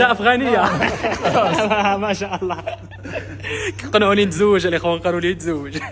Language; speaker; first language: Arabic; native; Arabic